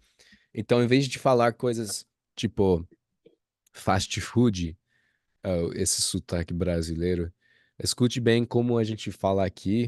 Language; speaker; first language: Portuguese; non-native, fluent; English